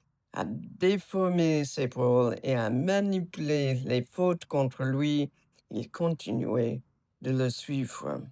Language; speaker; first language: French; non-native, fluent; English